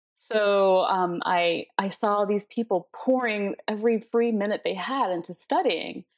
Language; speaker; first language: English; early bilingual, other home language; Spanish